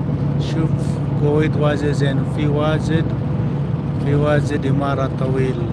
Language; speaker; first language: Arabic; non-native, learner; Cebuano